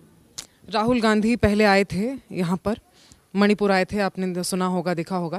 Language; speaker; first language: Hindi; native; Hindi